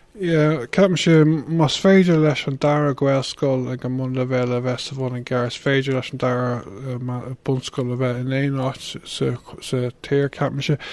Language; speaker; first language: Irish; non-native, local second language; English